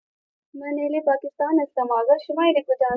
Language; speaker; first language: Persian; non-native, learner; Urdu